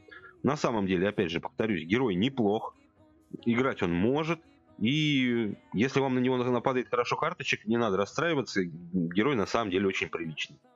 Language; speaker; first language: Russian; native; Russian